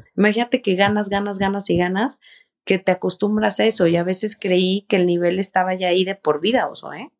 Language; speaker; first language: Spanish; native; Spanish